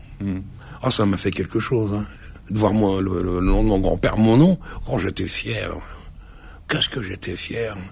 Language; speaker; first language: French; early bilingual, other home language; Arabic